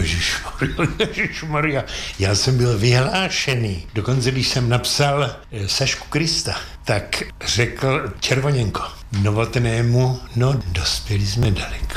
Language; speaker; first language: Czech; native; Czech